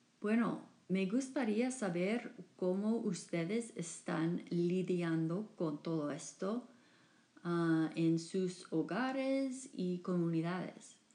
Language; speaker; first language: Spanish; non-native, fluent; English